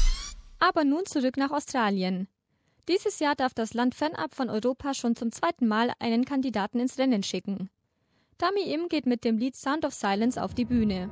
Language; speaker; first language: German; native; German